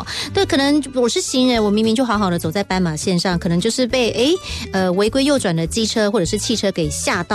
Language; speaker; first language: Chinese; native; Chinese